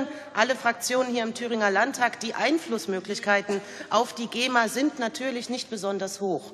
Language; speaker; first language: German; native; German